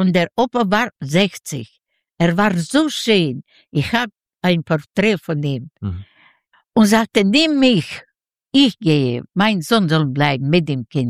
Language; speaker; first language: German; non-native, fluent; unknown